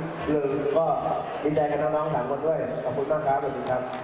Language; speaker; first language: Thai; non-native, local second language; Hmong